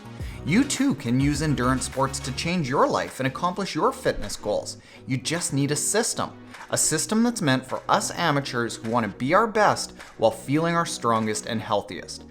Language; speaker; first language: English; native; English